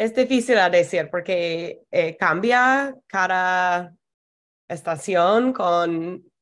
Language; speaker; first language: Spanish; non-native, fluent; English